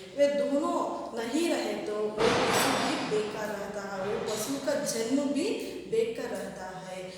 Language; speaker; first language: Hindi; non-native, local second language; Kannada